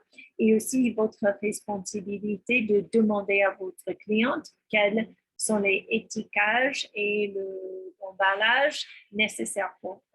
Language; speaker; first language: French; non-native, fluent; English